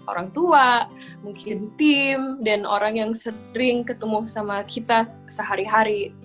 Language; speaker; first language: Indonesian; non-native, local second language; English